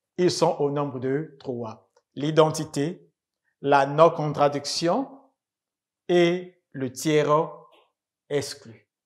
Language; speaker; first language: French; native; French